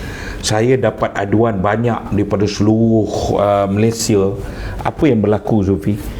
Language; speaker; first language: Malay; native; Malay